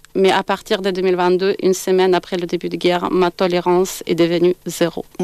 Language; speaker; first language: French; non-native, fluent; Ukrainian